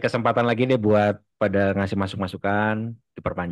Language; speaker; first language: Indonesian; native; Indonesian